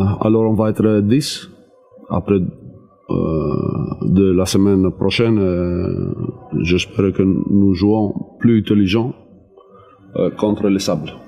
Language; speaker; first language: French; non-native, learner; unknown